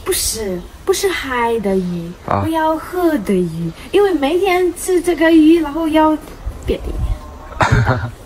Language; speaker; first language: Chinese; non-native, learner; Ukrainian